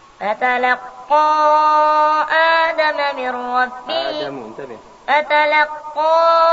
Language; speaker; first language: Arabic; native; Arabic